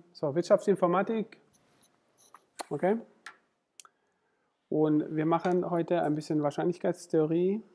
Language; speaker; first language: German; non-native, fluent; Spanish